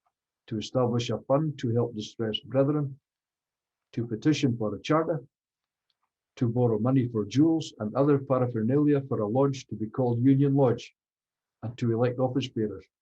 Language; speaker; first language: English; native; English